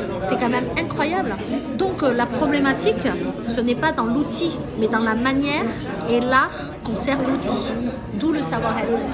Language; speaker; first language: French; early bilingual, other home language; Chinese